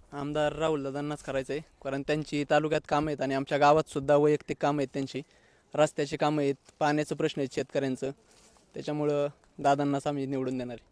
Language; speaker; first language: Marathi; native; Marathi